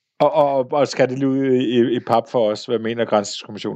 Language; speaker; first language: Danish; native; Danish